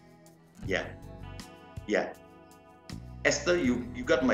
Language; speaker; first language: English; non-native, learner; Indonesian